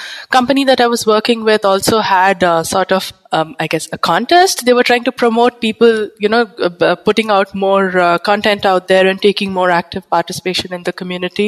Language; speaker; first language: English; non-native, local second language; Bangla